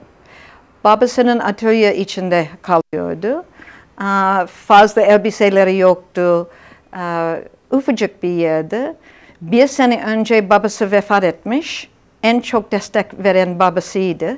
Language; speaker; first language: Turkish; non-native, fluent; English